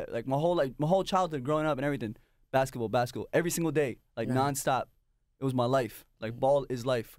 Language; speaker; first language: English; native; English